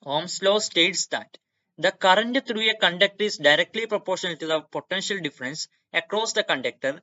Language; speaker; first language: English; non-native, local second language; Malayalam